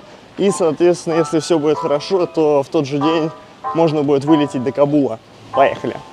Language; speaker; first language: Russian; native; Russian